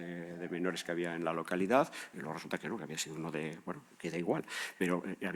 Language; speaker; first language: Spanish; native; Spanish